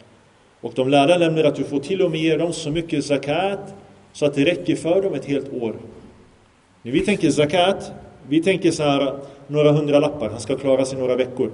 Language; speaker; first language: Swedish; early bilingual, other home language; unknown